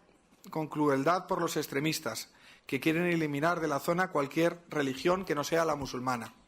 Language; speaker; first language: Spanish; native; Spanish